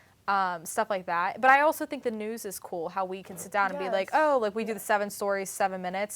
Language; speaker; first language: English; native; English